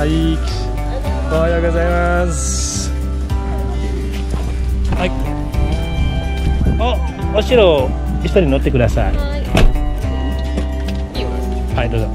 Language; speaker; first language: Japanese; non-native, learner; Indonesian